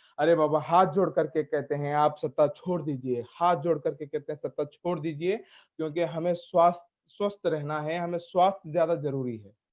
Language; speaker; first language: Hindi; native; Hindi